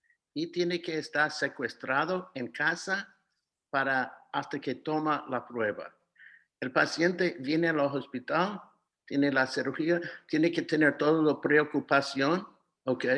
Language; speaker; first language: Spanish; non-native, fluent; English